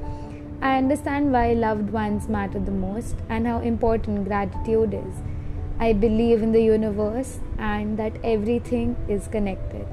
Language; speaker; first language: English; non-native, local second language; Hindi